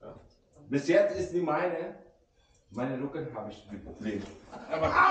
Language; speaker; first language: German; non-native, learner; Urdu